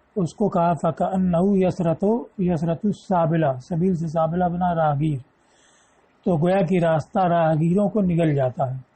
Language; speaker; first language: Urdu; native; Urdu